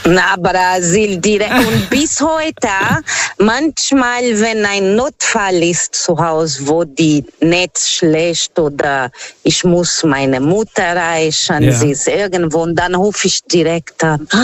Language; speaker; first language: German; non-native, learner; Portuguese